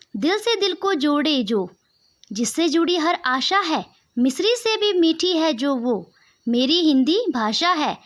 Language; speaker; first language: Hindi; native; Hindi